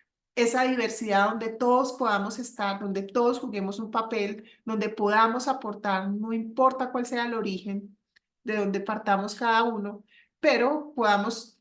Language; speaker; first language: Spanish; native; Spanish